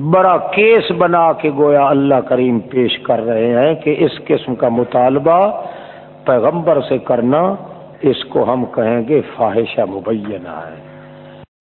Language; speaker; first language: Urdu; non-native, local second language; Saraiki